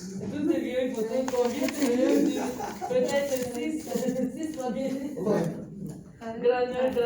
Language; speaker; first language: French; non-native, learner; Turkish